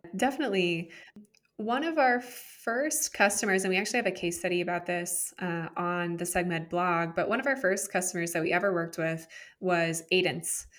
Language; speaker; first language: English; native; English